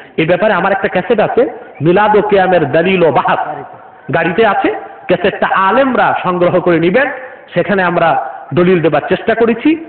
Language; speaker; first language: Bangla; non-native, local second language; Urdu